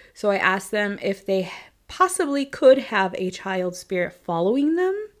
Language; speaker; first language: English; native; English